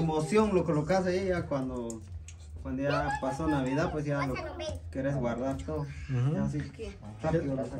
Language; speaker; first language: Spanish; native; Spanish